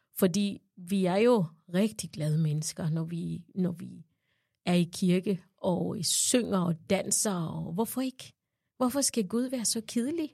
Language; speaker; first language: Danish; non-native, fluent; Ganda